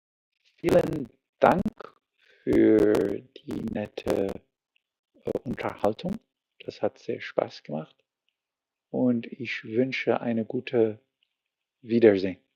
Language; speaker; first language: German; non-native, learner; English